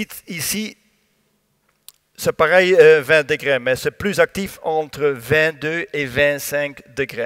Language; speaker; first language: French; non-native, learner; Dutch